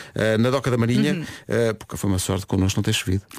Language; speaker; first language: Portuguese; native; Portuguese